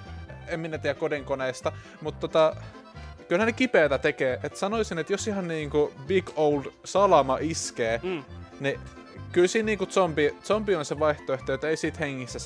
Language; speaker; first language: Finnish; native; Finnish